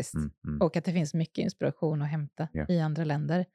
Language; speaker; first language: Swedish; native; Swedish